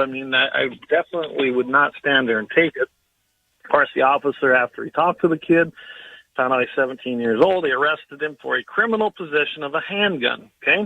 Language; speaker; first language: English; native; English